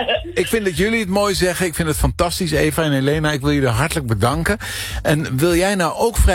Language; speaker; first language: Dutch; native; Dutch